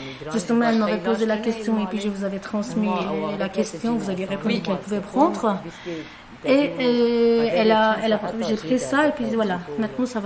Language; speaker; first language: French; non-native, fluent; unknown